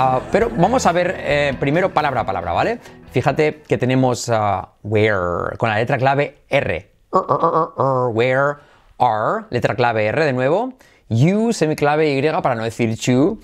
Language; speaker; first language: Spanish; native; Spanish